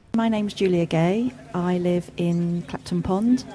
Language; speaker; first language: English; native; English